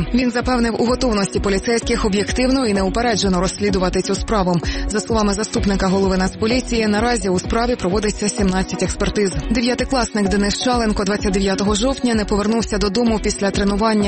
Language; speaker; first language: Ukrainian; native; Ukrainian